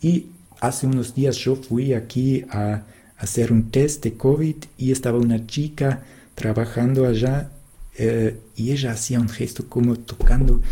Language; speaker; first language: Spanish; non-native, fluent; German